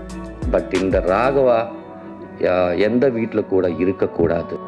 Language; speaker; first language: Tamil; non-native, learner; Telugu